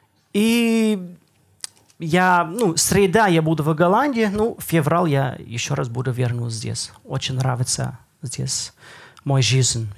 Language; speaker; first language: Russian; non-native, learner; Dutch